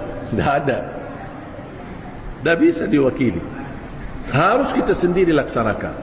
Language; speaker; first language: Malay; non-native, fluent; Arabic